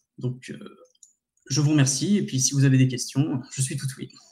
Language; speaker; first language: French; native; French